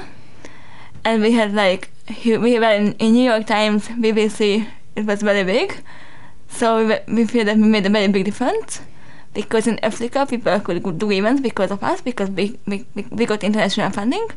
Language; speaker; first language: English; non-native, fluent; Hungarian